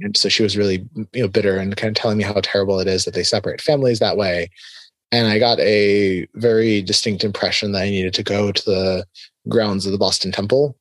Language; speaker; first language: English; early bilingual, other home language; Hebrew